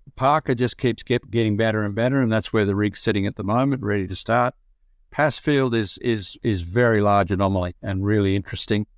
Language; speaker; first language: English; native; English